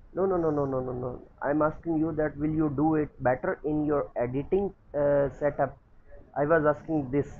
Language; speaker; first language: English; non-native, local second language; Urdu